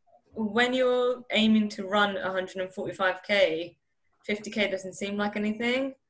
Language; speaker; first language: English; early bilingual, other home language; Persian